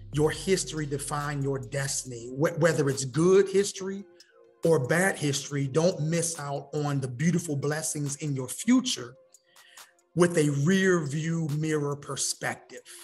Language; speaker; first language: English; native; English